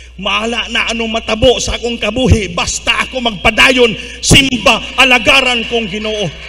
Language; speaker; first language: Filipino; non-native, local second language; Cebuano